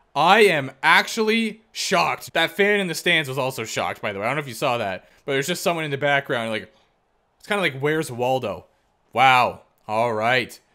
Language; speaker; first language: English; native; English